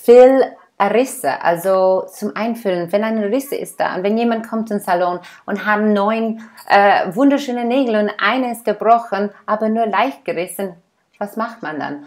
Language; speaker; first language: German; non-native, fluent; English